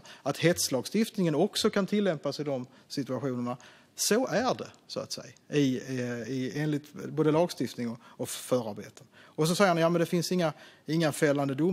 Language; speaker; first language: Swedish; native; Swedish